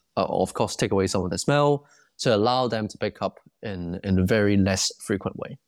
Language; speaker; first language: English; non-native, local second language; Cantonese